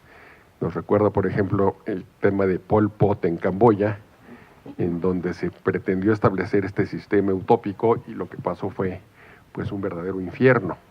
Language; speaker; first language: Spanish; native; Spanish